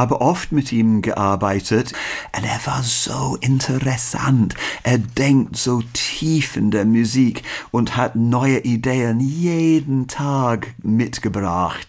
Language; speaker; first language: German; non-native, fluent; English